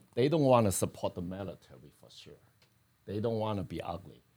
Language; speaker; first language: English; non-native, fluent; Chinese